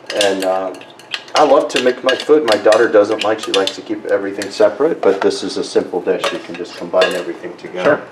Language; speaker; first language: English; early bilingual, other home language; Spanish